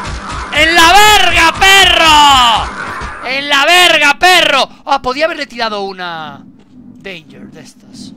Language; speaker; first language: Spanish; native; Spanish